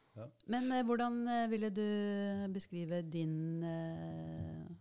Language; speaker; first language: Norwegian; native; Norwegian